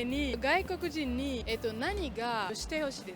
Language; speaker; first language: Japanese; non-native, learner; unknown